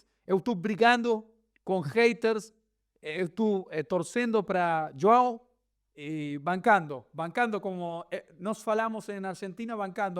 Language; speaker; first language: Portuguese; non-native, learner; Spanish